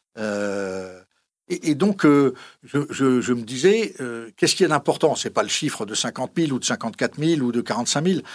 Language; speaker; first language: French; native; French